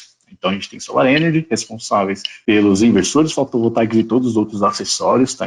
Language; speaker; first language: Portuguese; native; Portuguese